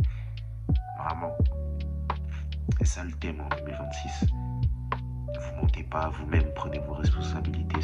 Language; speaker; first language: French; native; French